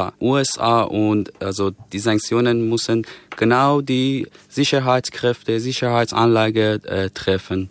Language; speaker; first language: German; non-native, fluent; Persian